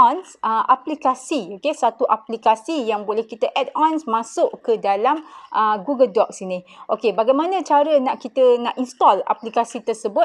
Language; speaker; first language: Malay; native; Malay